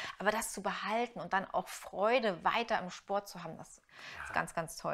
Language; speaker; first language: German; native; German